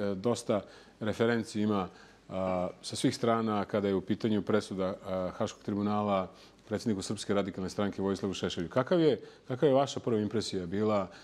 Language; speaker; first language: Serbian; native; Serbian